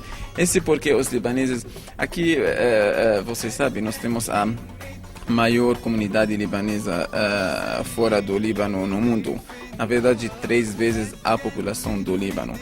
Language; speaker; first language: Portuguese; non-native, fluent; Arabic